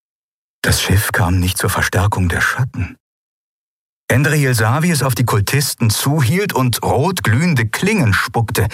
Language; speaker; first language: German; native; German